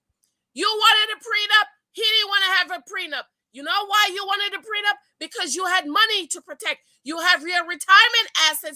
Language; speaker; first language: English; native; English